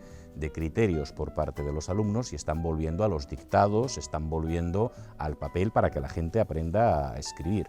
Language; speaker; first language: Spanish; native; Spanish